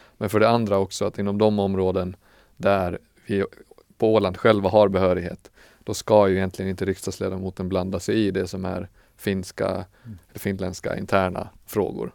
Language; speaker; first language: Swedish; native; Swedish